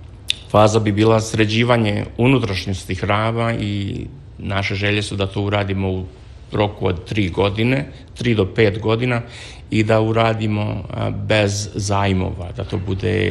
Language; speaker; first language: Serbian; native; Serbian